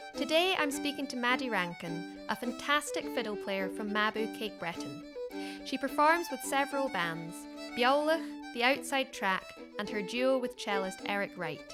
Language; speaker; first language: English; native; English